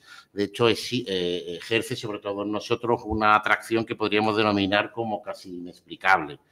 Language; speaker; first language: Spanish; native; Spanish